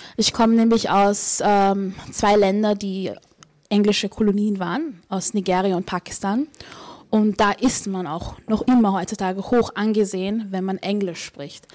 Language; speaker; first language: German; native; German